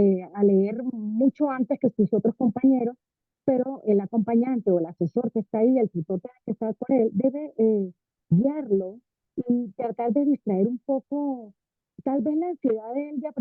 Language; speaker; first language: Spanish; native; Spanish